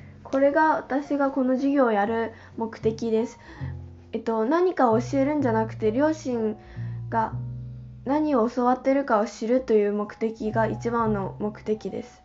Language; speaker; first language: Japanese; non-native, fluent; Chinese